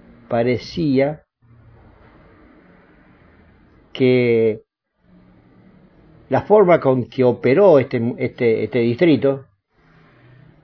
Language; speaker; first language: Spanish; native; Spanish